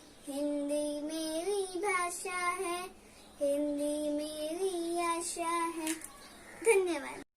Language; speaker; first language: Hindi; non-native, local second language; Marathi